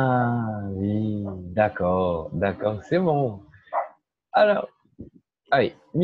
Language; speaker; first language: French; non-native, fluent; Portuguese